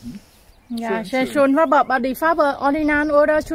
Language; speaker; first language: German; non-native, learner; Vietnamese